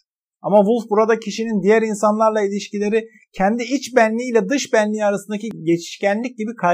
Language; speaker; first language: Turkish; native; Turkish